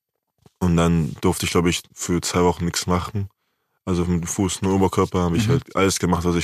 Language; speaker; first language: German; native; German